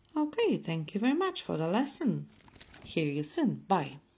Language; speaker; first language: English; non-native, fluent; Polish